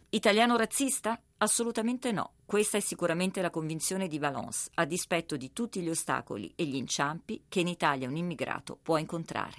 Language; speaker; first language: Italian; native; Italian